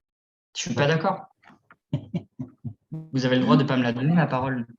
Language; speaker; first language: French; native; French